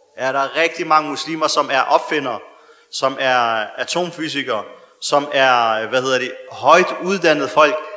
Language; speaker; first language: Danish; early bilingual, other home language; Arabic